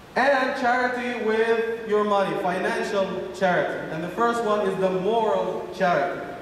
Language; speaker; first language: English; non-native, fluent; Arabic